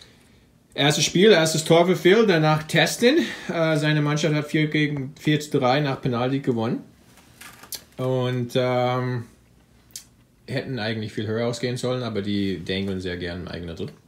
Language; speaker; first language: German; non-native, fluent; English